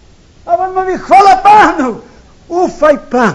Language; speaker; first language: Polish; early bilingual, heritage; Ukrainian